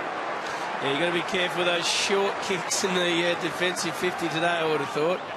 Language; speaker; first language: English; native; English